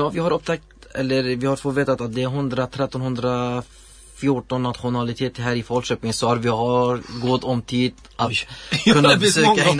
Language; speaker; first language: Swedish; non-native, learner; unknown